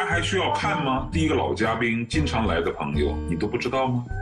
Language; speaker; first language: Chinese; native; Chinese